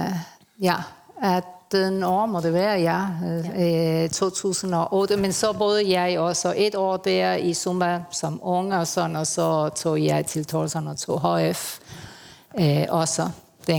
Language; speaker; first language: Danish; early bilingual, heritage; Spanish